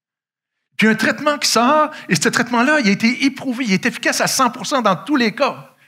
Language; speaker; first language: French; native; French